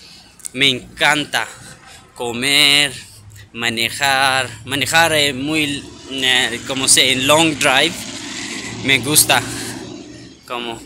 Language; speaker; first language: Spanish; non-native, learner; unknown